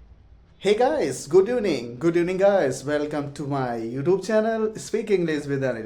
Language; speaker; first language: English; non-native, learner; Hindi